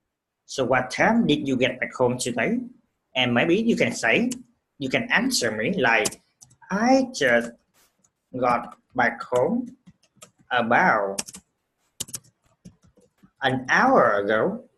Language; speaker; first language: English; non-native, fluent; Vietnamese